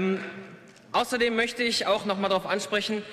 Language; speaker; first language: German; native; German